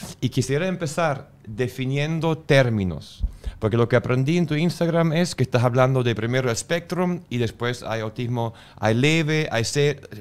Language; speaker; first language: Spanish; native; Spanish